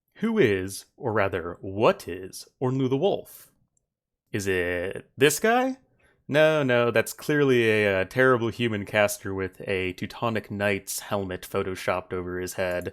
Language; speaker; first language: English; native; English